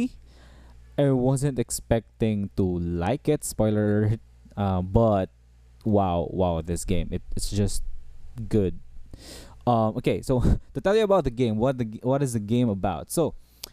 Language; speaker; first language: English; non-native, local second language; Filipino